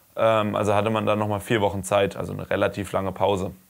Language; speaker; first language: German; native; German